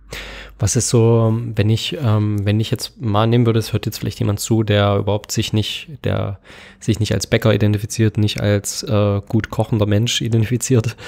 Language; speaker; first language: German; native; German